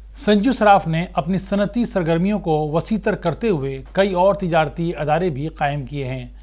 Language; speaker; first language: Urdu; native; Urdu